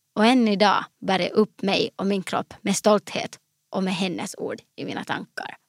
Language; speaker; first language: Swedish; native; Swedish